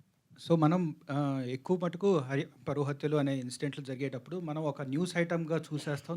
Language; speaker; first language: Telugu; native; Telugu